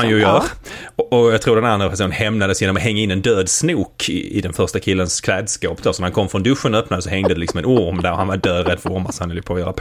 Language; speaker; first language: Swedish; native; Swedish